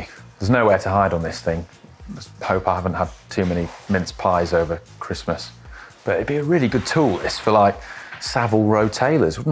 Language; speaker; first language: English; native; English